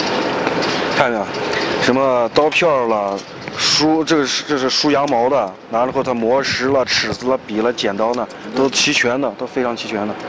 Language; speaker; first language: Chinese; native; Chinese